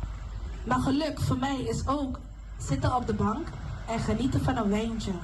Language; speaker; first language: Dutch; non-native, local second language; Papiamento